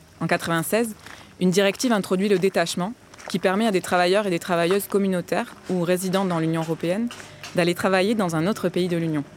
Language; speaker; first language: French; native; French